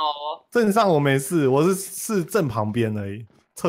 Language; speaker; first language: Chinese; native; Chinese